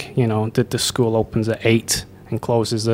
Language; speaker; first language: English; native; English